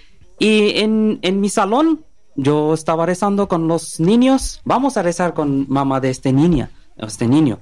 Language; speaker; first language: Spanish; non-native, learner; Bangla